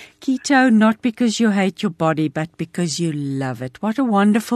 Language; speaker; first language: English; non-native, local second language; Afrikaans